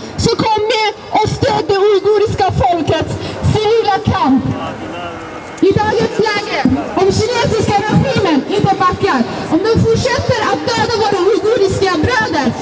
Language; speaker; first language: Swedish; non-native, fluent; Azerbaijani